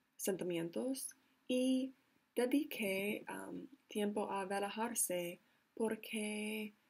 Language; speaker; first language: Spanish; non-native, learner; English